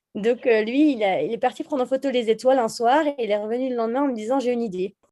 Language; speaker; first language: French; native; French